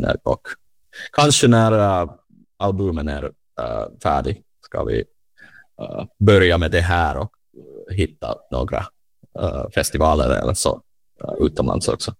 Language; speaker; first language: Swedish; non-native, learner; Finnish